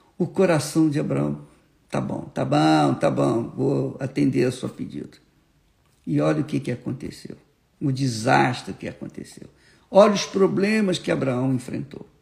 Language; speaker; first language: Portuguese; native; Portuguese